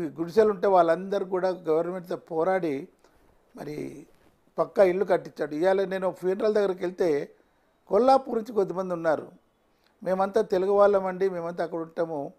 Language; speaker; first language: Telugu; native; Telugu